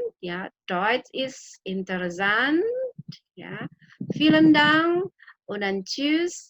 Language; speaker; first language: German; non-native, fluent; Indonesian